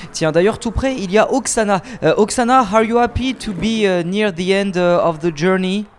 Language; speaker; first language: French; native; French